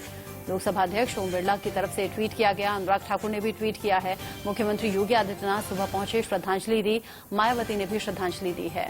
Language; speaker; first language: Hindi; native; Hindi